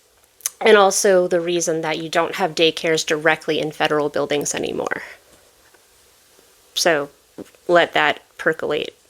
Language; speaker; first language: English; native; English